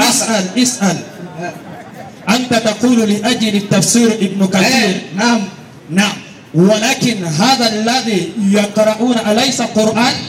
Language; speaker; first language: Arabic; non-native, learner; Swahili